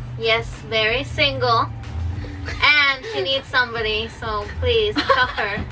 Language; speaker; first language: English; early bilingual, other home language; Spanish